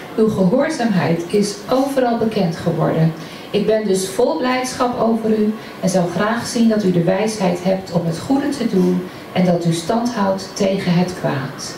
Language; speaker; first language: Dutch; native; Dutch